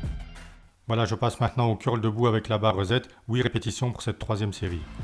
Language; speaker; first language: French; native; French